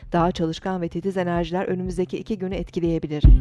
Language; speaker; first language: Turkish; native; Turkish